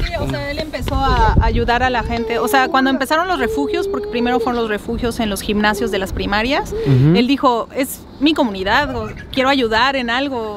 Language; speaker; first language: Spanish; native; Spanish